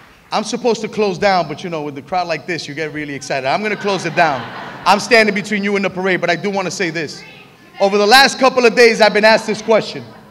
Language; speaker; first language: English; early bilingual, other home language; Spanish